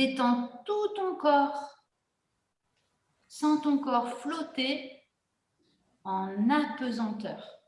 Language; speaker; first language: French; native; French